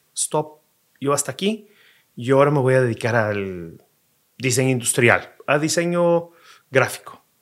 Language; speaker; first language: Spanish; non-native, fluent; Portuguese